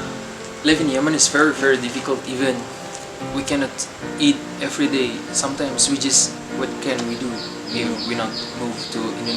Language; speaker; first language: English; non-native, learner; Arabic